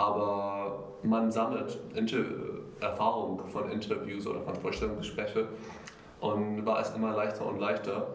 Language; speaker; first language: German; non-native, fluent; Arabic